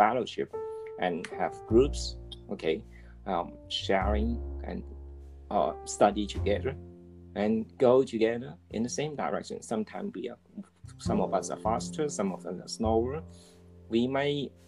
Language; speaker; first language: English; non-native, local second language; Cantonese